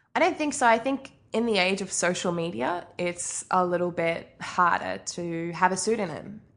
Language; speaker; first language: English; native; English